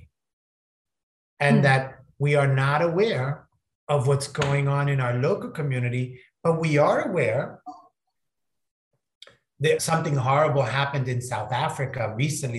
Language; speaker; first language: English; native; English